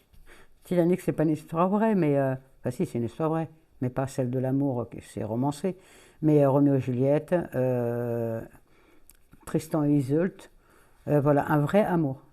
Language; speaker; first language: French; native; French